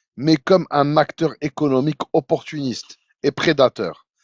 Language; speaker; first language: French; non-native, local second language; Arabic